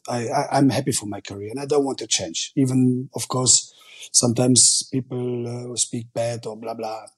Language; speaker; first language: English; non-native, fluent; German